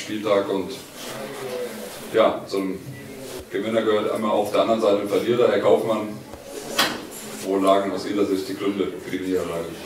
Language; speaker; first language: German; native; German